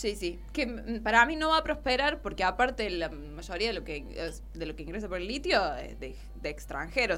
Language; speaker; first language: Spanish; native; Spanish